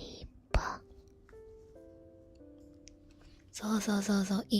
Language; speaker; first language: Japanese; non-native, learner; Spanish